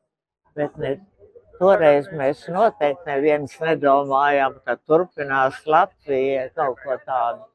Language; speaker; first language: Latvian; early bilingual, heritage; Latvian